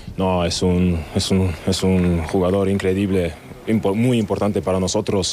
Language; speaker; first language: Spanish; non-native, fluent; German